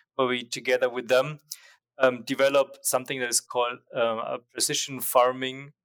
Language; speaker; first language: English; non-native, fluent; German